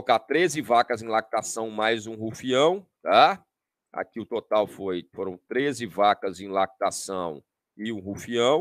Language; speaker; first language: Portuguese; native; Portuguese